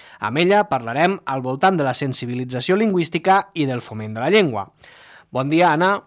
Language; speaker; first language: Catalan; native; Catalan